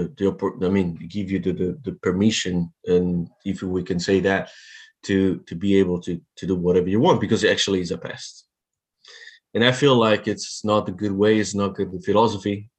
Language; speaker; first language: English; non-native, fluent; Italian